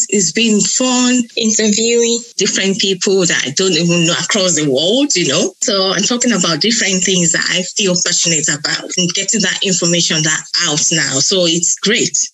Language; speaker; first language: English; non-native, local second language; Yoruba